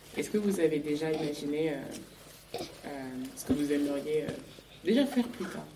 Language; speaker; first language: French; native; French